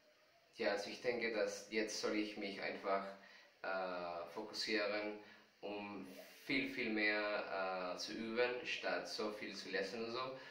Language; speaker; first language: German; non-native, fluent; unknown